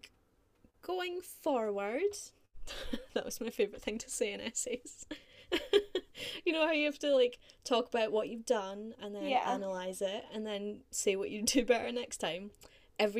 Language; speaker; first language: English; native; English